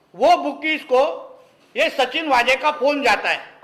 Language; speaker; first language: Hindi; non-native, local second language; Marathi